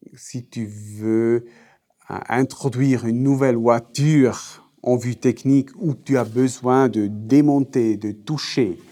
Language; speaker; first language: French; non-native, fluent; German